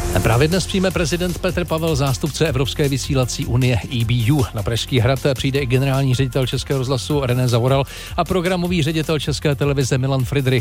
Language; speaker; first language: Czech; native; Czech